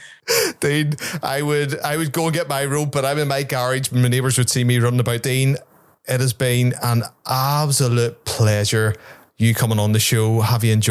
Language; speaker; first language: English; native; English